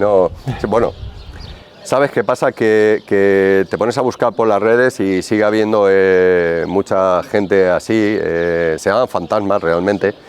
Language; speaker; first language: Spanish; native; Spanish